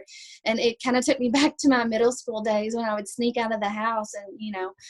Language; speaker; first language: English; native; English